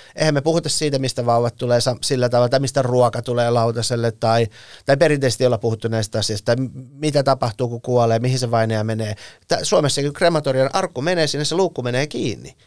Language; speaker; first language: Finnish; early bilingual, other home language; Persian